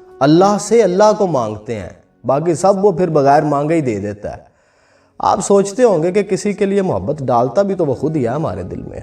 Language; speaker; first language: Urdu; non-native, local second language; Punjabi